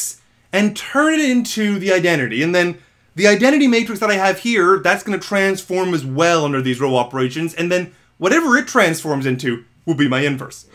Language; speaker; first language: English; native; English